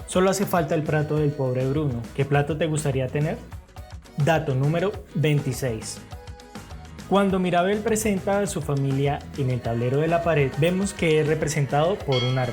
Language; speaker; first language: Spanish; native; Spanish